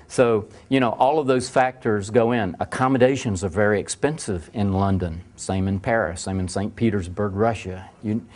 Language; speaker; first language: English; native; English